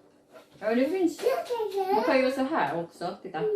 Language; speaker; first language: Swedish; non-native, learner; Filipino